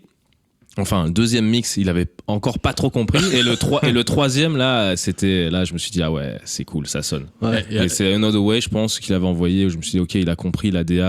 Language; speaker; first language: French; native; French